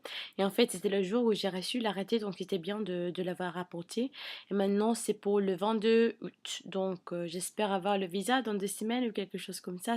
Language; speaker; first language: French; non-native, fluent; English